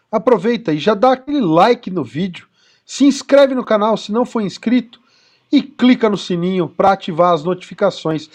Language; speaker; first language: Portuguese; native; Portuguese